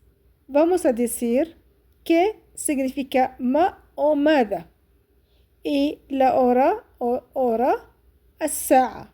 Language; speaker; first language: Spanish; non-native, fluent; Arabic